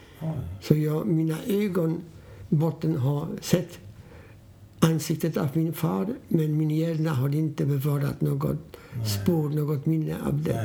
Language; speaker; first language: Swedish; non-native, fluent; Polish